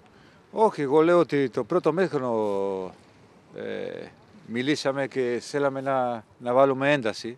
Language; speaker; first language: Greek; non-native, fluent; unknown